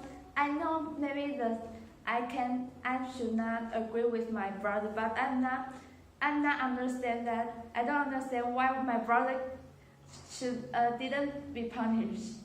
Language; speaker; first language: English; non-native, learner; Chinese